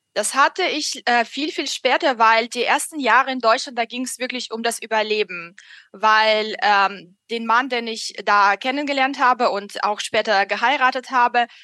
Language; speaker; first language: German; non-native, fluent; Russian